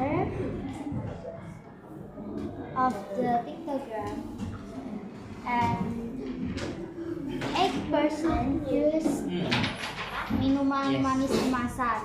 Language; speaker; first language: English; non-native, learner; Indonesian